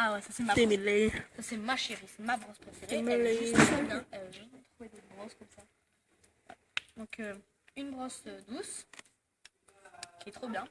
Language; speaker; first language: French; native; French